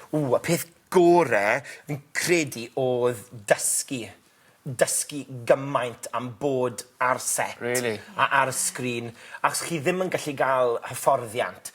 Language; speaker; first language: Welsh; native; Welsh